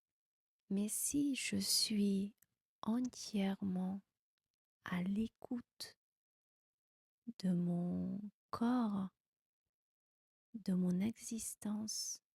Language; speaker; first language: French; non-native, fluent; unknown